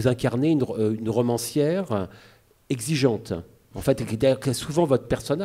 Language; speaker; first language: French; native; French